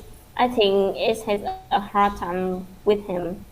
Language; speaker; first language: English; non-native, learner; Vietnamese